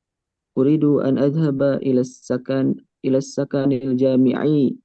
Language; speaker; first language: Arabic; non-native, learner; Indonesian